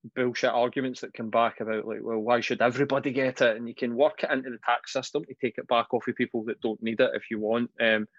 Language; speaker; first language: English; native; English